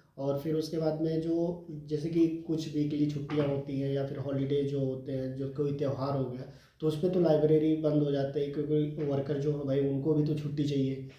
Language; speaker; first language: Hindi; native; Hindi